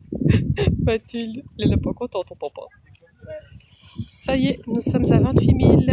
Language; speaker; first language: French; native; French